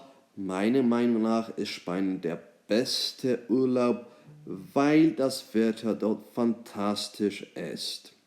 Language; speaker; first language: German; non-native, fluent; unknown